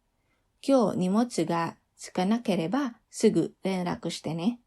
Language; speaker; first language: Japanese; non-native, fluent; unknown